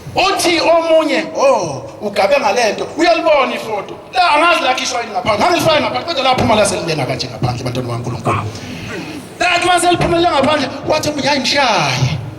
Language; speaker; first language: Zulu; native; Zulu